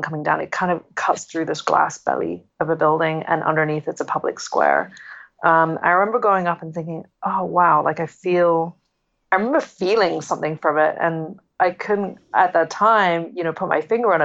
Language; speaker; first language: English; non-native, local second language; Cantonese